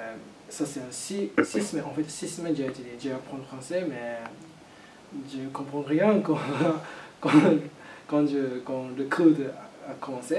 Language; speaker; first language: French; non-native, learner; Japanese